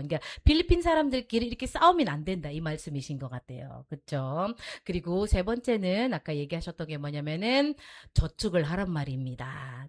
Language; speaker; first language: Korean; native; Korean